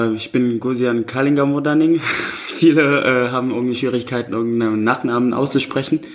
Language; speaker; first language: German; non-native, fluent; Indonesian